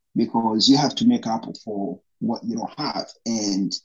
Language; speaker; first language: English; non-native, local second language; Rundi